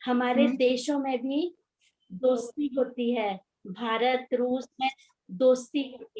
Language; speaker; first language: Hindi; native; Hindi